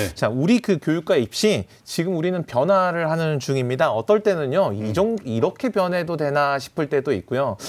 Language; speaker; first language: Korean; native; Korean